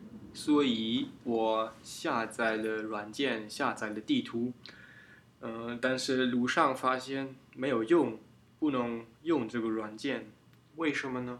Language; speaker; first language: Chinese; non-native, fluent; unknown